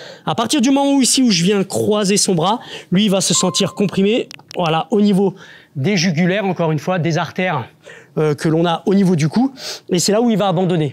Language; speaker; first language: French; native; French